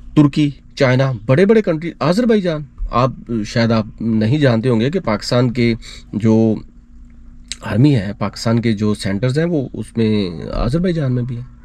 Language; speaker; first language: Urdu; non-native, local second language; Punjabi